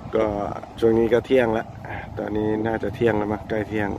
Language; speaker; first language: Thai; native; Thai